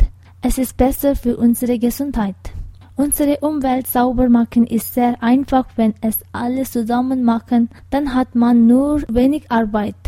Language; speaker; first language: German; non-native, fluent; Tibetan